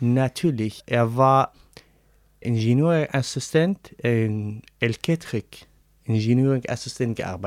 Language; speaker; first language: German; non-native, learner; Arabic